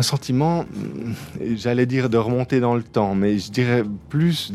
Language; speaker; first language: French; native; French